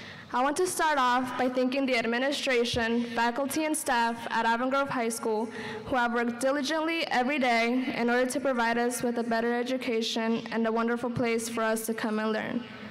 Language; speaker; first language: English; early bilingual, other home language; Spanish